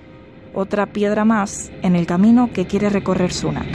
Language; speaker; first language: Spanish; native; Spanish